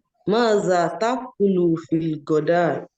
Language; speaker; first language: Arabic; non-native, learner; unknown